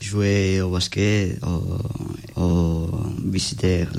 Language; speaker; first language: French; non-native, learner; Spanish